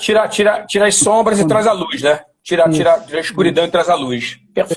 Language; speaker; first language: Portuguese; native; Portuguese